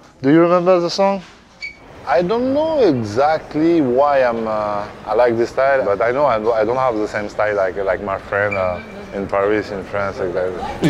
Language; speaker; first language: English; non-native, learner; French